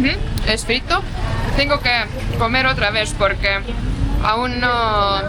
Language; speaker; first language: Spanish; non-native, fluent; Estonian